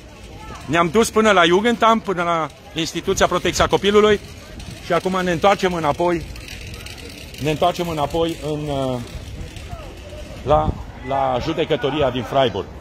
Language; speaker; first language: Romanian; native; Romanian